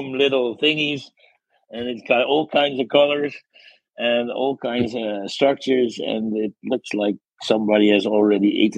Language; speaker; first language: English; non-native, fluent; Dutch